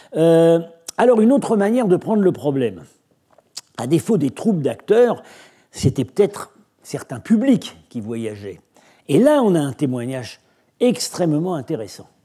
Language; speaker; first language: French; native; French